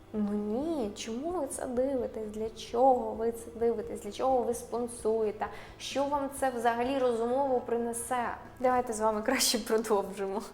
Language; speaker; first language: Ukrainian; non-native, local second language; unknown